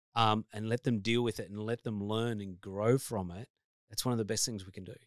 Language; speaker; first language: English; native; English